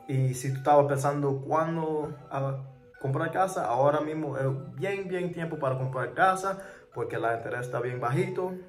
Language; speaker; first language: Spanish; early bilingual, heritage; English